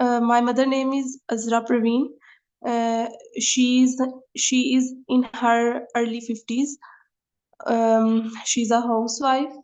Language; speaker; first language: English; non-native, learner; Urdu